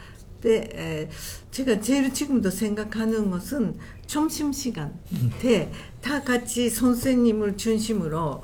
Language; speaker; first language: Korean; non-native, learner; Japanese